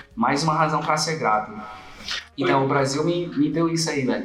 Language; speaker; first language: Portuguese; non-native, fluent; English